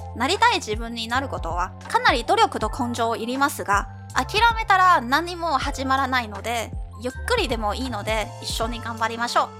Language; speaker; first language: Japanese; non-native, fluent; Chinese